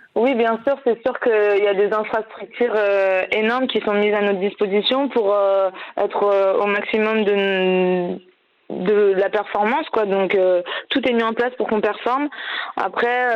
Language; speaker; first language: French; native; French